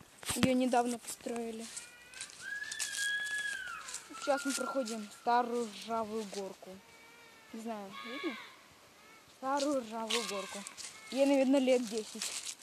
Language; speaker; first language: Russian; native; Russian